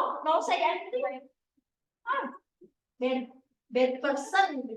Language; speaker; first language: English; non-native, learner; Indonesian